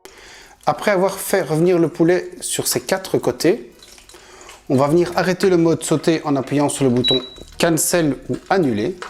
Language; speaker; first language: French; native; French